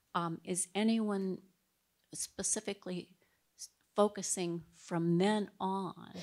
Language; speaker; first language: English; native; English